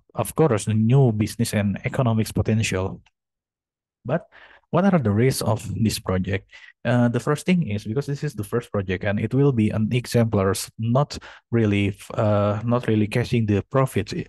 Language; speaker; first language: English; non-native, fluent; Indonesian